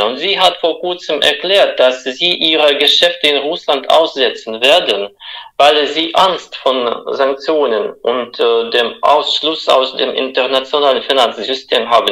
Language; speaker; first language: German; non-native, fluent; Russian